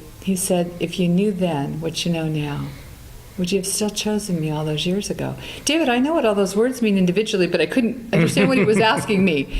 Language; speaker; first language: English; native; English